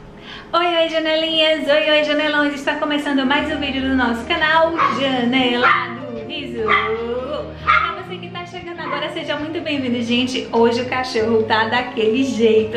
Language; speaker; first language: Portuguese; native; Portuguese